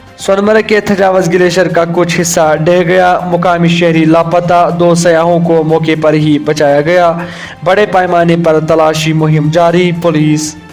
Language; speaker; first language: Urdu; non-native, local second language; Kashmiri